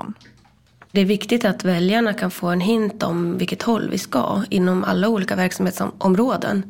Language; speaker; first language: Swedish; native; Swedish